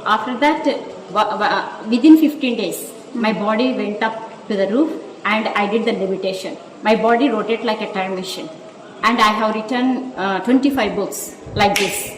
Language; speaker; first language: English; non-native, local second language; Telugu